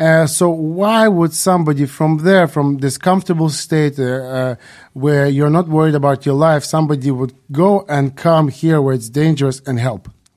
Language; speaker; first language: English; non-native, fluent; Ukrainian